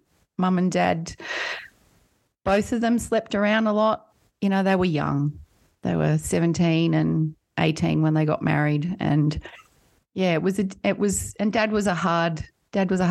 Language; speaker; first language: English; native; English